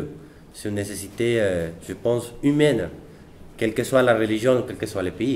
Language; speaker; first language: French; non-native, fluent; Spanish